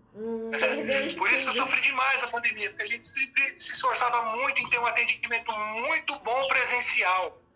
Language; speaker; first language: Portuguese; native; Portuguese